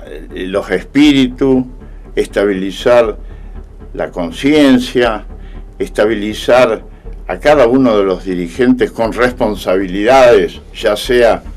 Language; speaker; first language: Spanish; native; Spanish